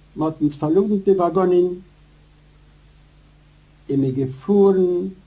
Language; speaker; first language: German; non-native, learner; Yiddish